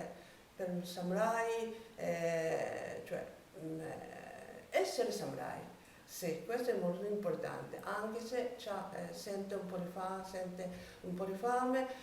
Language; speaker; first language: Italian; non-native, learner; Japanese